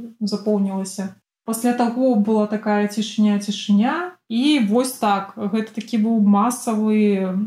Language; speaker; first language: Belarusian; non-native, local second language; Russian